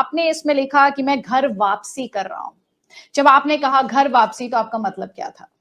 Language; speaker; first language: Hindi; native; Hindi